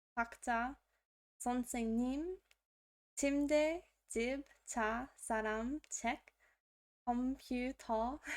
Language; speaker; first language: Korean; non-native, learner; English